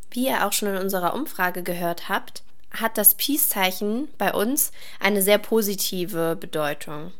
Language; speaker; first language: German; native; German